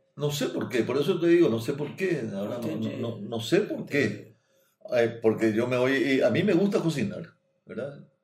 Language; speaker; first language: Spanish; native; Spanish